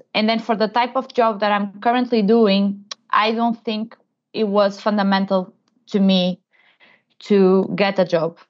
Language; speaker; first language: English; non-native, fluent; Portuguese